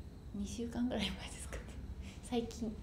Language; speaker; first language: Japanese; native; Japanese